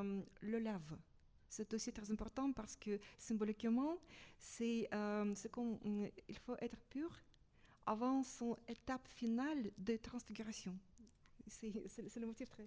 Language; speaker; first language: French; non-native, fluent; Russian